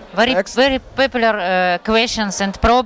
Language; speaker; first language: English; non-native, learner; Russian